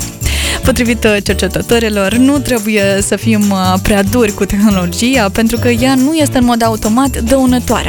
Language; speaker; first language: Romanian; native; Romanian